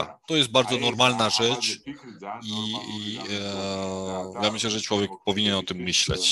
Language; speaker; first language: Polish; non-native, fluent; Georgian